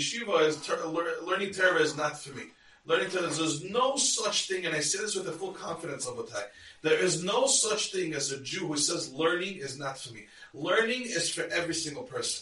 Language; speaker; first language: English; native; English